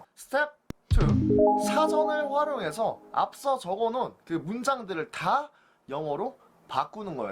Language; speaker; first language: Korean; native; Korean